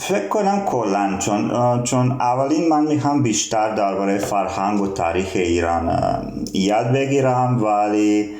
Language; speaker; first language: Persian; non-native, learner; Serbian